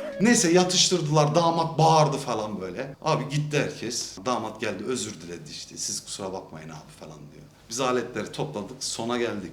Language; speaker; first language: Turkish; early bilingual, heritage; Turkish